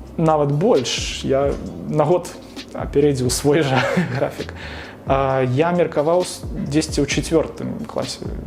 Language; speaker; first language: Belarusian; non-native, local second language; Russian